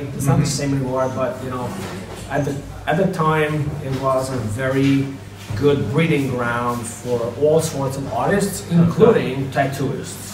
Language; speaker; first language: English; native; English